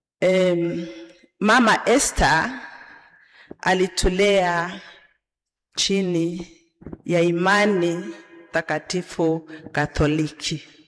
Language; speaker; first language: Swahili; non-native, local second language; Gusii